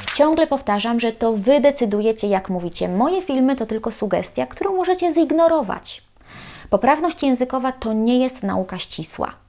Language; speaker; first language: Polish; native; Polish